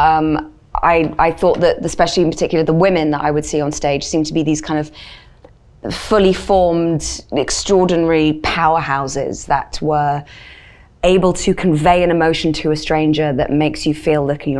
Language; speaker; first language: English; native; English